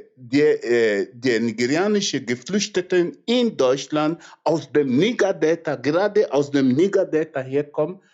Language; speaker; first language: German; non-native, fluent; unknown